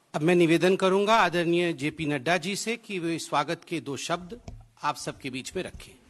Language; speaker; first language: Hindi; native; Hindi